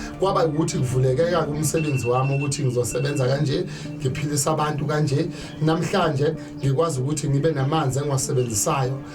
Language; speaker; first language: Zulu; native; Zulu